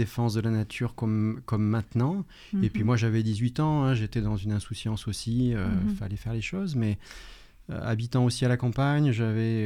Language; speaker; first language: French; native; French